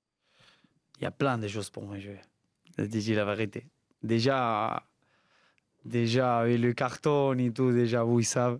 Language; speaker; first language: French; non-native, learner; Spanish